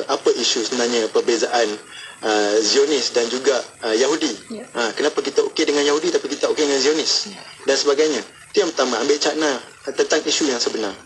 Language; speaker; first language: Malay; native; Malay